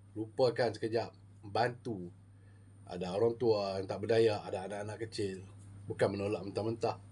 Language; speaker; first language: Malay; native; Malay